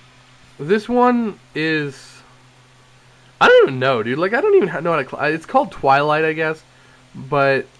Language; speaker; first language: English; native; English